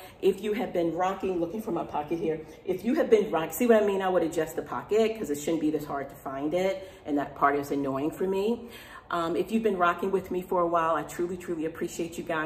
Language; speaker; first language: English; native; English